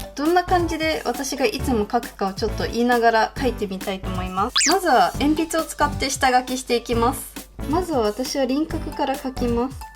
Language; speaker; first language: Japanese; early bilingual, heritage; Japanese